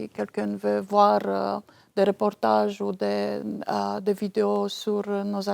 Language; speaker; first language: French; non-native, fluent; Romanian